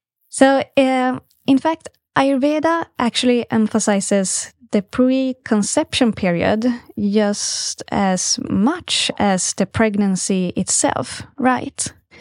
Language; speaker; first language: English; non-native, fluent; Swedish